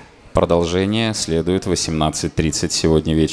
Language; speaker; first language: Russian; native; Russian